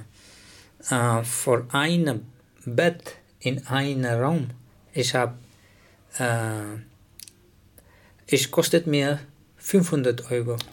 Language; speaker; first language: German; non-native, learner; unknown